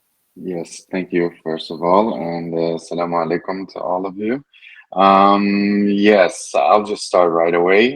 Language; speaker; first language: English; non-native, fluent; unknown